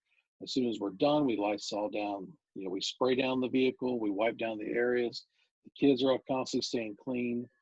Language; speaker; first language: English; native; English